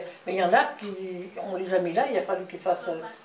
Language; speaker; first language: French; native; French